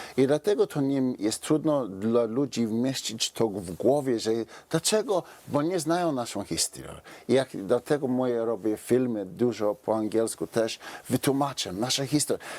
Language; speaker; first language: Polish; non-native, fluent; English